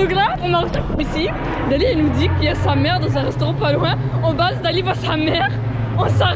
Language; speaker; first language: French; native; French